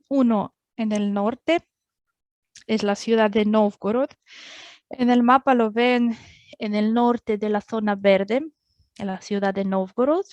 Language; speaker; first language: Spanish; non-native, fluent; Russian